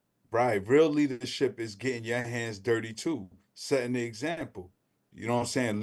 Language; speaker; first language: English; native; English